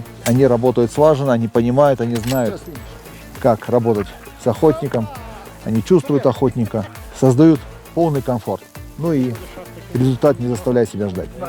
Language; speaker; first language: Russian; native; Russian